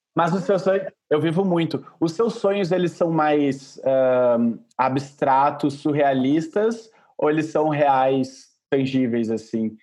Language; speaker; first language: Portuguese; native; Portuguese